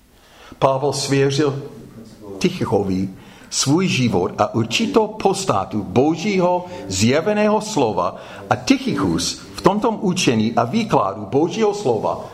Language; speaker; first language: Czech; non-native, fluent; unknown